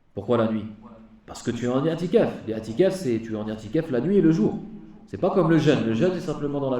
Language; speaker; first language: French; native; French